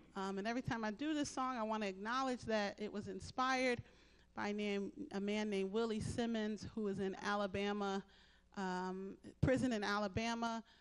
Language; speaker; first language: English; native; English